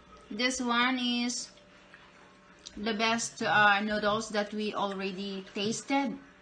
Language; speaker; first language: English; non-native, local second language; Cebuano